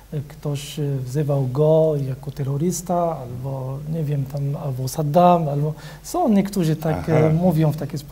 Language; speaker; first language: Polish; non-native, learner; Arabic